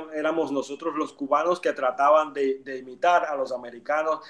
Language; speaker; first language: Spanish; native; Spanish